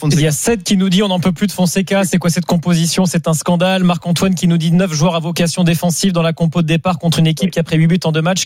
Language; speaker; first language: French; native; French